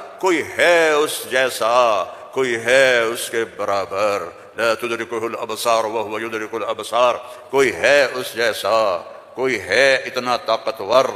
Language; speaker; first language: Urdu; non-native, local second language; Punjabi